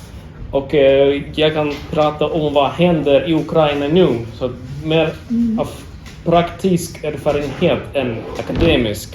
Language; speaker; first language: Swedish; non-native, learner; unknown